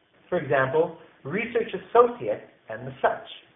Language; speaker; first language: English; native; English